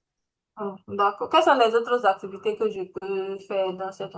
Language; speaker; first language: French; non-native, learner; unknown